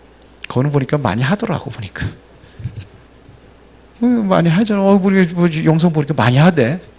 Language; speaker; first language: Korean; native; Korean